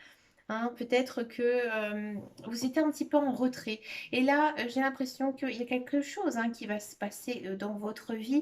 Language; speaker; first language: French; native; French